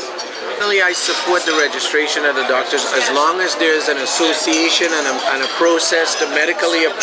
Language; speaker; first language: English; native; English